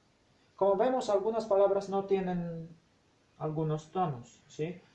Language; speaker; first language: Spanish; non-native, fluent; Polish